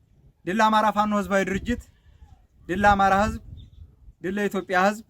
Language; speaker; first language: Amharic; native; Amharic